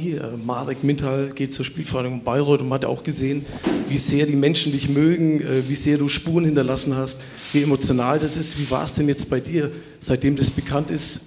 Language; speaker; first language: German; native; German